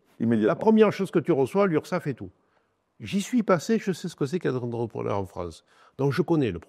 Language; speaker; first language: French; native; French